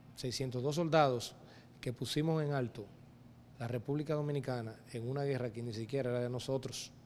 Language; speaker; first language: Spanish; native; Spanish